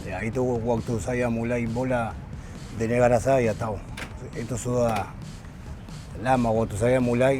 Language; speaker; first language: Indonesian; non-native, learner; Spanish